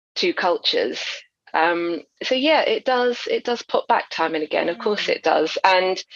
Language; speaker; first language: English; native; English